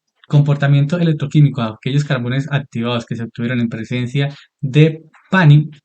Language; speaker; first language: Spanish; native; Spanish